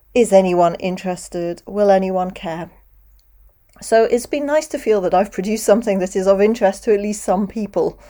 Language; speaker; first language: English; native; English